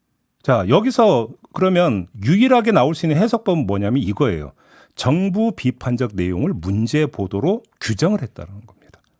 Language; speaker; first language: Korean; native; Korean